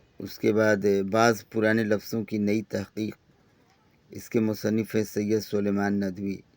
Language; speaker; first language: Urdu; native; Urdu